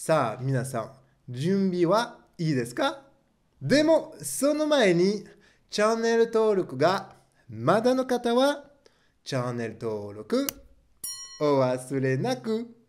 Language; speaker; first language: Japanese; non-native, fluent; French